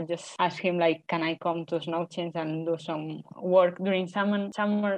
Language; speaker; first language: English; non-native, fluent; Spanish